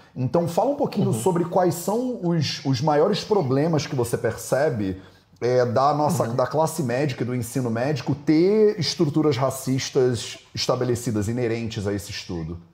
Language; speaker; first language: Portuguese; native; Portuguese